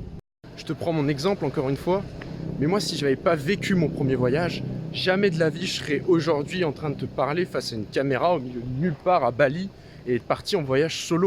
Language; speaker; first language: French; native; French